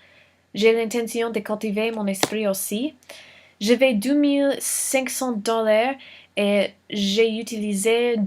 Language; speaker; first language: French; non-native, learner; English